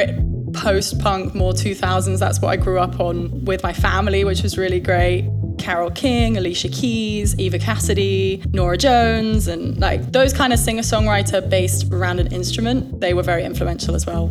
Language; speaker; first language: English; native; English